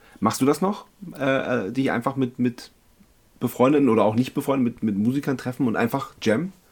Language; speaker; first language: German; native; German